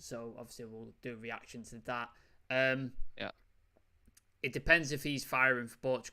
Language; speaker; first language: English; native; English